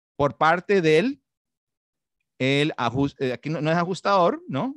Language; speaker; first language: English; non-native, fluent; Spanish